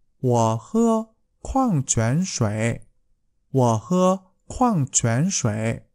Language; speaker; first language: Chinese; non-native, fluent; Vietnamese